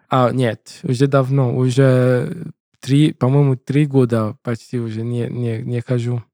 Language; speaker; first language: Russian; non-native, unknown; English